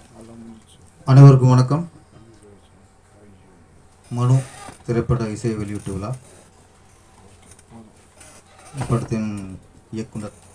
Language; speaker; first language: Tamil; native; Tamil